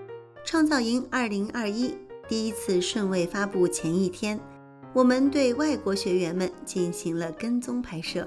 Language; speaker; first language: Chinese; native; Chinese